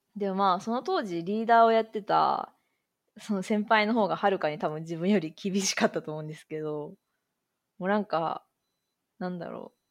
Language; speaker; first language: Japanese; native; Japanese